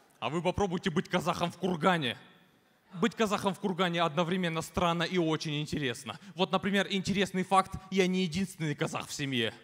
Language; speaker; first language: Russian; native; Russian